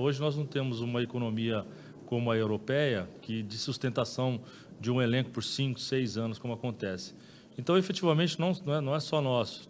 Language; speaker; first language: Portuguese; native; Portuguese